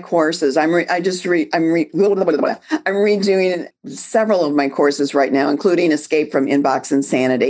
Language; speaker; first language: English; native; English